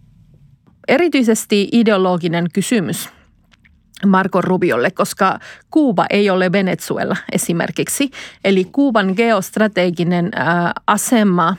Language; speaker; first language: Finnish; non-native, fluent; Spanish